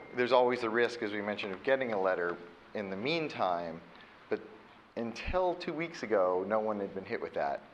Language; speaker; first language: English; native; English